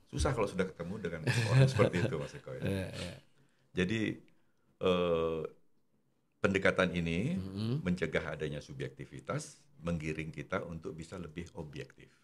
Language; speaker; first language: Indonesian; non-native, local second language; Javanese